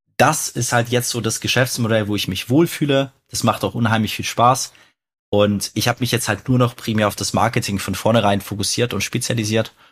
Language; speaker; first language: German; early bilingual, other home language; Russian